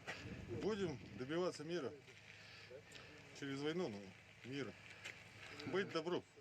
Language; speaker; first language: Russian; native; Russian